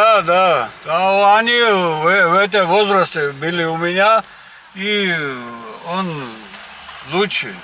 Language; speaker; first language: Russian; non-native, learner; Georgian